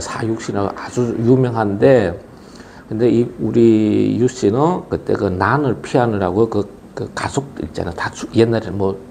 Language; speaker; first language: Korean; early bilingual, other home language; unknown